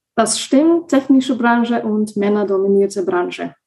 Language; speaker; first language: German; non-native, fluent; Slovak